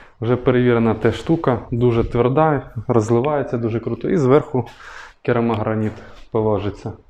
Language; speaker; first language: Ukrainian; non-native, local second language; Russian